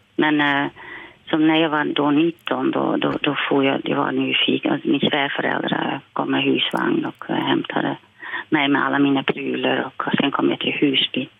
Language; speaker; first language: Swedish; non-native, fluent; Dutch